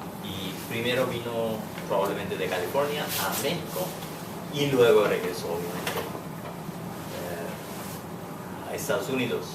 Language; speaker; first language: Spanish; non-native, fluent; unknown